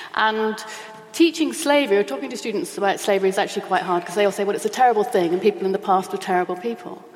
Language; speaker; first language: English; native; English